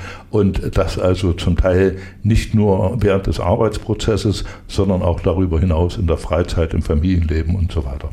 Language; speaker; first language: German; native; German